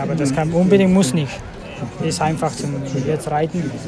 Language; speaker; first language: German; non-native, learner; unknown